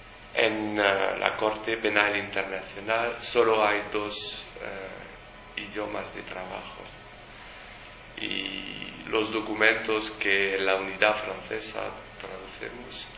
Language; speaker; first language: Spanish; non-native, fluent; French